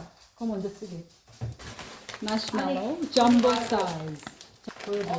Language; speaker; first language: Korean; native; Korean